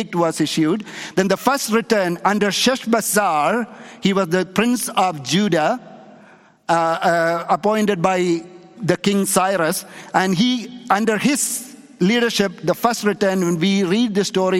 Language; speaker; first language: English; non-native, local second language; Malayalam